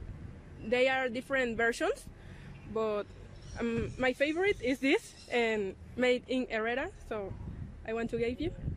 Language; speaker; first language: English; non-native, learner; Spanish